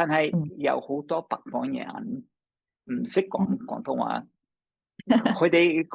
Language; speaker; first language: Chinese; non-native, fluent; English